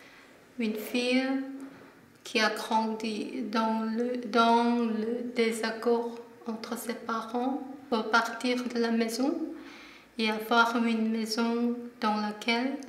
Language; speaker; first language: French; non-native, learner; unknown